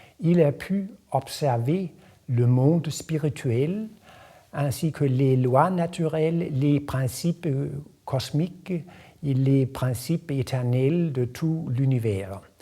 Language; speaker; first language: French; non-native, fluent; Danish